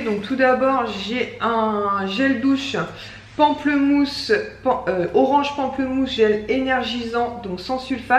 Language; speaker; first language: French; native; French